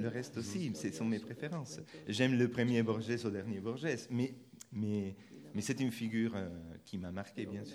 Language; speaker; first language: French; non-native, fluent; Spanish